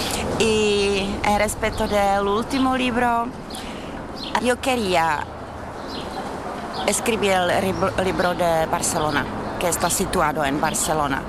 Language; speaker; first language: Spanish; non-native, learner; Czech